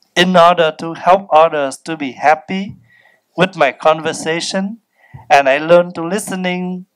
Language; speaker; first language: English; non-native, fluent; Vietnamese